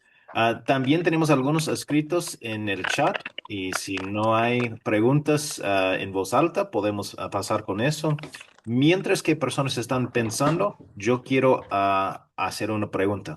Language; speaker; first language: Spanish; non-native, fluent; English